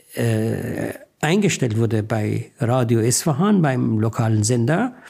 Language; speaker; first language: German; non-native, fluent; Persian